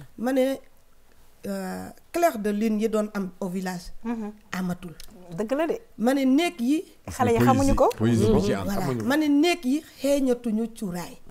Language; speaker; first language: Wolof; non-native, local second language; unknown